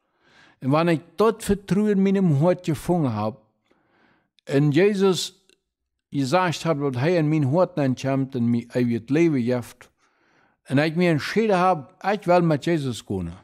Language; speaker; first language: German; non-native, local second language; Plautdietsch